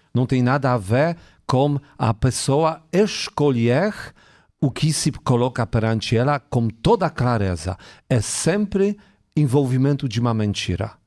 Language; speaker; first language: Portuguese; non-native, fluent; Polish